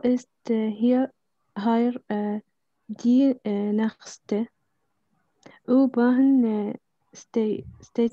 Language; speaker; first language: German; non-native, learner; Arabic